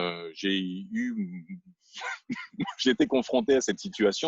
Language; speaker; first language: French; native; French